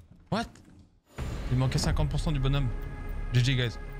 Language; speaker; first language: French; native; French